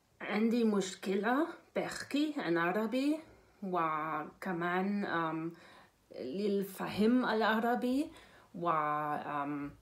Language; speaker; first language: Arabic; non-native, learner; German